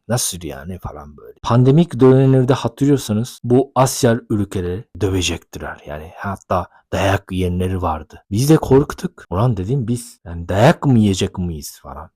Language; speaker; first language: Turkish; non-native, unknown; Japanese